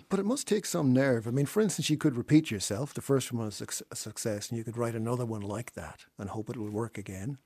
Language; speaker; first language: English; native; English